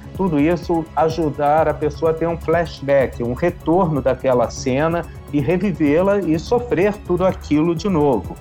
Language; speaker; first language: Portuguese; native; Portuguese